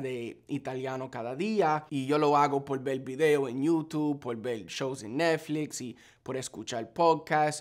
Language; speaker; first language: Spanish; non-native, fluent; English